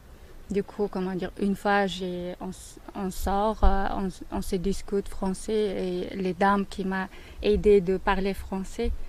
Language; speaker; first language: French; non-native, learner; Mongolian